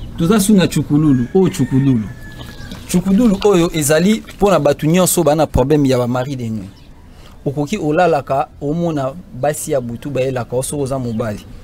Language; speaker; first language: Lingala; native; Lingala